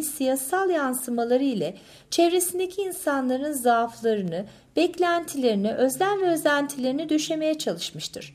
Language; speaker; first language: Turkish; native; Turkish